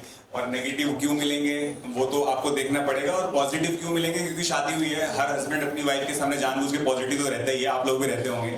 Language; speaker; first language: Hindi; native; Hindi